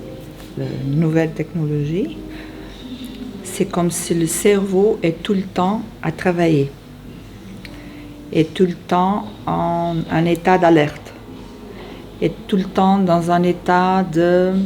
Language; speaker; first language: French; non-native, fluent; Portuguese